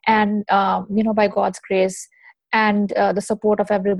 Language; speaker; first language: English; non-native, local second language; Hindi